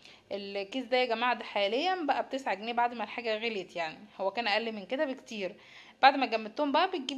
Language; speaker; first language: Arabic; native; Arabic